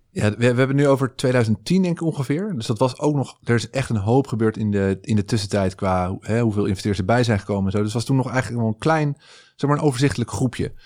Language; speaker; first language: Dutch; native; Dutch